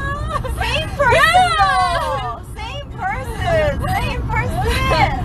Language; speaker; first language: English; non-native, learner; Korean